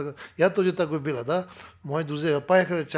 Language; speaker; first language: Russian; non-native, learner; Tibetan